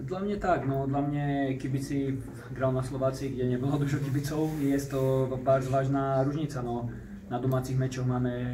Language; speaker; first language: Polish; non-native, learner; Slovak